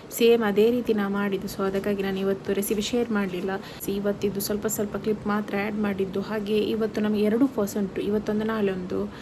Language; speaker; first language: Kannada; non-native, local second language; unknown